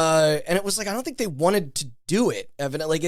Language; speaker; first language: English; native; English